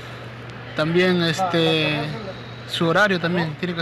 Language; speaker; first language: Spanish; native; Spanish